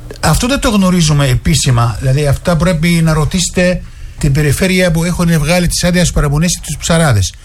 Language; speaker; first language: Greek; non-native, fluent; Arabic